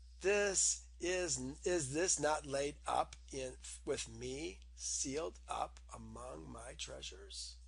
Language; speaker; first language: English; native; English